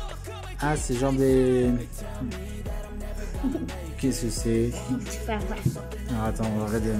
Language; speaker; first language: French; native; French